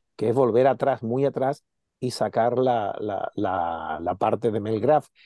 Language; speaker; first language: Spanish; native; Spanish